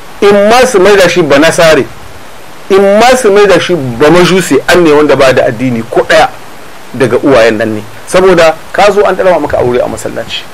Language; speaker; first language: Hausa; native; Hausa